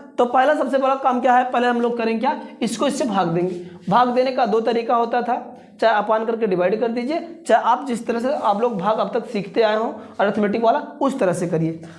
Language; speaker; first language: Hindi; native; Hindi